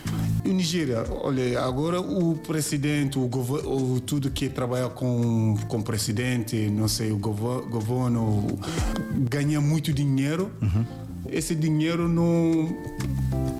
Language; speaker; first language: Portuguese; non-native, learner; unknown